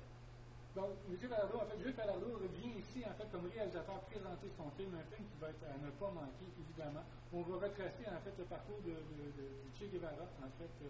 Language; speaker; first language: French; native; French